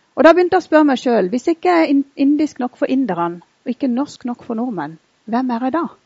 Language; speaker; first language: Norwegian; early bilingual, other home language; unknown